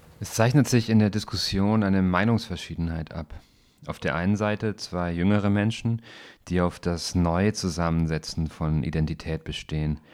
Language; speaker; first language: German; native; German